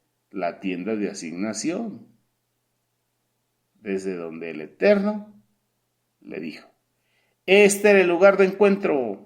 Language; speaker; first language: Spanish; native; Spanish